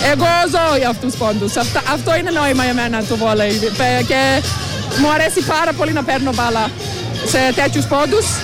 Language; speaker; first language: Greek; non-native, fluent; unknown